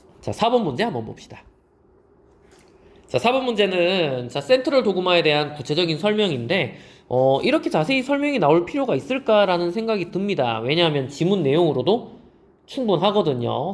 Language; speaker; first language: Korean; native; Korean